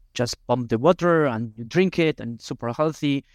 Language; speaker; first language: English; non-native, fluent; Spanish